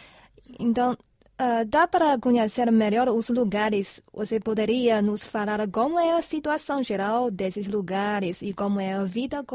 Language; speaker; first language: Portuguese; non-native, fluent; Chinese